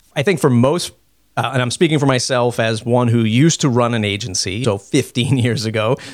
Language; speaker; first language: English; native; English